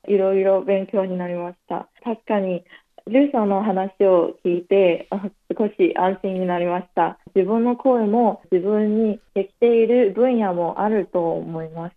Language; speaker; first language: Japanese; non-native, fluent; Chinese